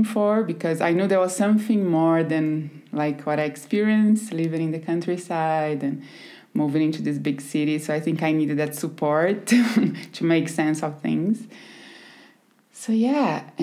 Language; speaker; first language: English; non-native, fluent; Portuguese